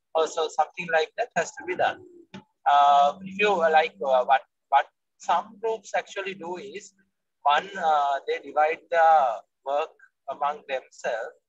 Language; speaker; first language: English; non-native, local second language; Sinhala